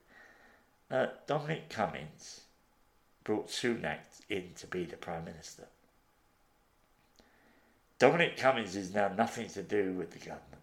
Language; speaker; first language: English; native; English